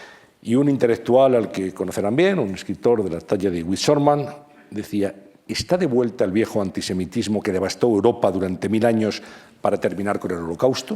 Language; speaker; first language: Spanish; native; Spanish